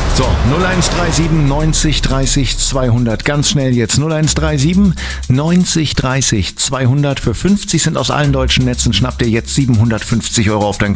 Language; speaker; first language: German; native; German